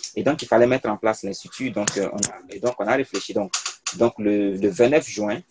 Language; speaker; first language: French; non-native, local second language; Mossi